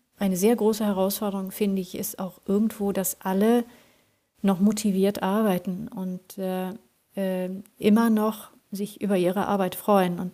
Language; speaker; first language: German; non-native, fluent; Swedish